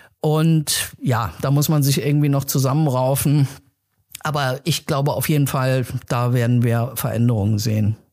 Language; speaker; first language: German; early bilingual, other home language; Persian